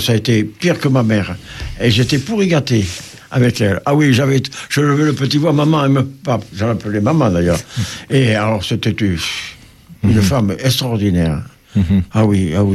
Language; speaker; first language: French; native; French